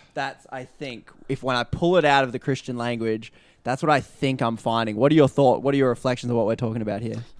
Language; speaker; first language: English; native; English